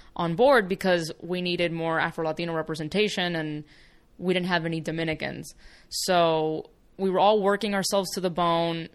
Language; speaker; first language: English; early bilingual, other home language; Spanish